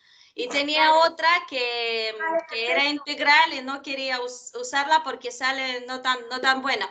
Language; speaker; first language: Spanish; non-native, fluent; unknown